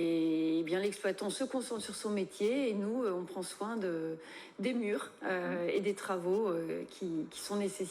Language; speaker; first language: French; native; French